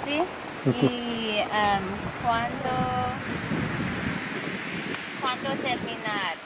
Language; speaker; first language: Spanish; non-native, learner; English